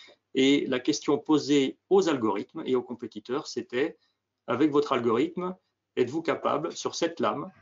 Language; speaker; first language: French; native; French